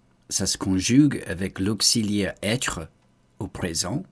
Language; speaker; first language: French; non-native, fluent; English